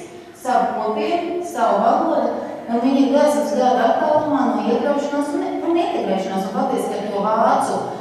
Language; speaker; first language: Latvian; native; Latvian